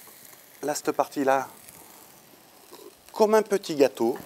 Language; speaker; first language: French; native; French